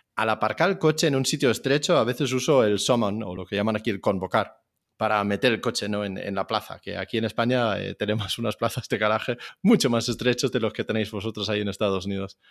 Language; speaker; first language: Spanish; non-native, fluent; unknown